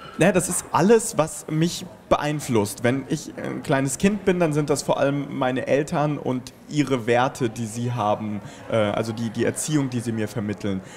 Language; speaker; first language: German; early bilingual, other home language; Russian